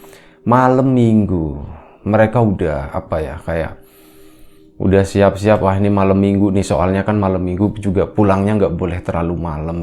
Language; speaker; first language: Indonesian; native; Indonesian